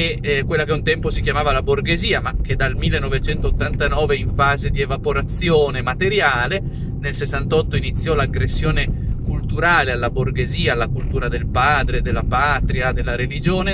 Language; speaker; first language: Italian; native; Italian